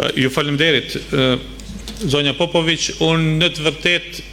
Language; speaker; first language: Albanian; native; Albanian